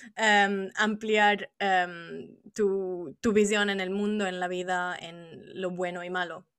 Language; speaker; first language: Spanish; non-native, fluent; Italian